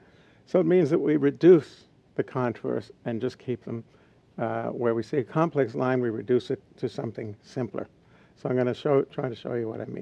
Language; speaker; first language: English; native; English